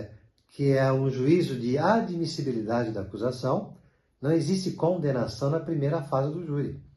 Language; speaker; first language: Portuguese; native; Portuguese